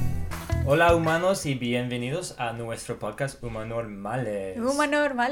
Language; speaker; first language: Spanish; non-native, fluent; English